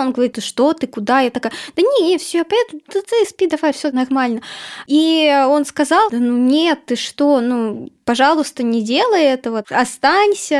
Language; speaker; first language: Russian; native; Russian